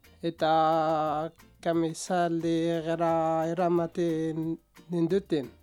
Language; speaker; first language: Basque; non-native, learner; Central Atlas Tamazight